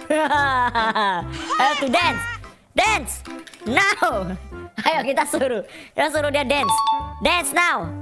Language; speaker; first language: English; non-native, learner; Indonesian